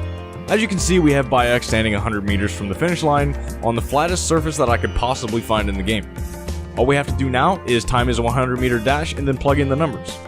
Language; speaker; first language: English; native; English